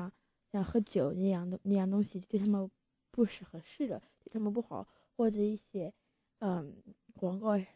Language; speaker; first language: Chinese; early bilingual, heritage; Chinese